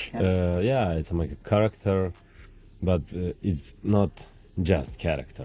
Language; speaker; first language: English; non-native, learner; Ukrainian